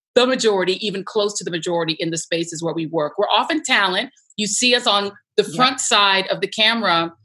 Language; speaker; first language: English; native; English